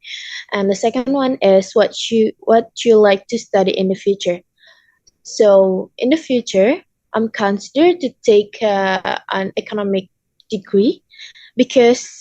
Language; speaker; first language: English; non-native, learner; Indonesian